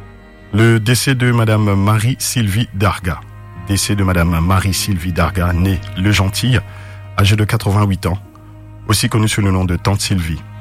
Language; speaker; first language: French; non-native, local second language; Morisyen